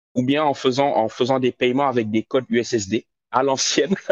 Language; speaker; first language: French; non-native, local second language; Wolof